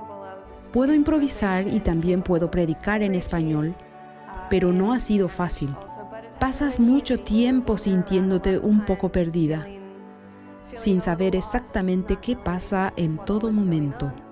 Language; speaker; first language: Spanish; non-native, fluent; English